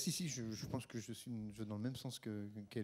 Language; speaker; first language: French; native; French